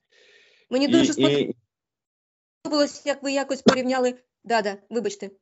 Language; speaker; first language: Ukrainian; native; Ukrainian